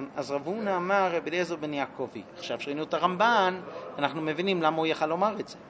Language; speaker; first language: Hebrew; non-native, fluent; English